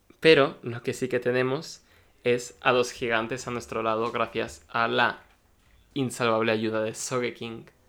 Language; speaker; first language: Spanish; early bilingual, other home language; Russian